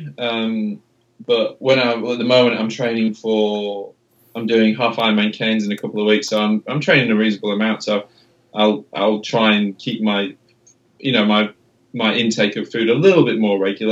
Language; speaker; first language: English; native; English